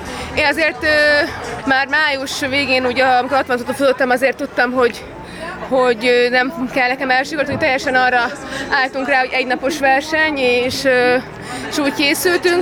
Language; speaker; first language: Hungarian; native; Hungarian